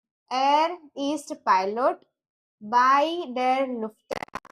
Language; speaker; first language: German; non-native, learner; Gujarati